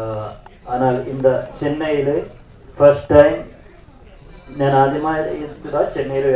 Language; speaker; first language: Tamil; non-native, learner; Malayalam